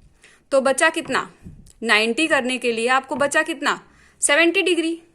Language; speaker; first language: Hindi; native; Hindi